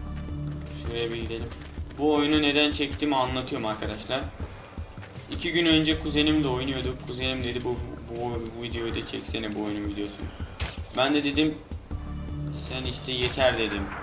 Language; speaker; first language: Turkish; native; Turkish